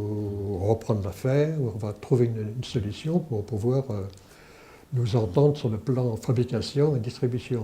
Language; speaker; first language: French; native; French